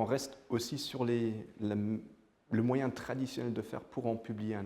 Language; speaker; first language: French; native; French